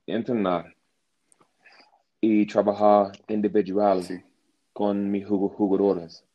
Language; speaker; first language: Spanish; non-native, learner; English